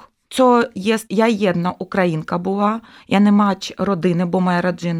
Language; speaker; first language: Ukrainian; non-native, local second language; Russian